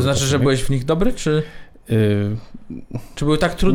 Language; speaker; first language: Polish; native; Polish